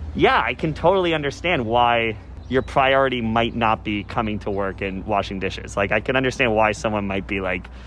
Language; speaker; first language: English; native; English